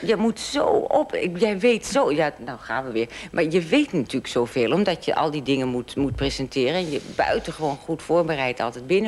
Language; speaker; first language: Dutch; native; Dutch